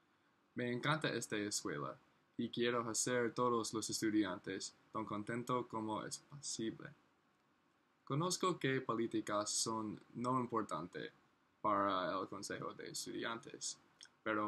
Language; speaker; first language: Spanish; non-native, learner; English